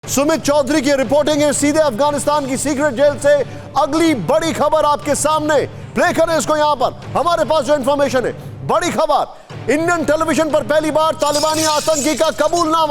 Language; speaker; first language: Hindi; native; Hindi